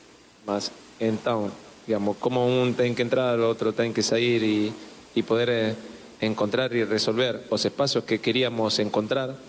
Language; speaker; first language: Portuguese; non-native, learner; Spanish